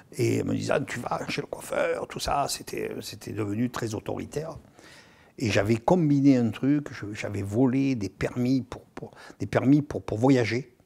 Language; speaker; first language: French; native; French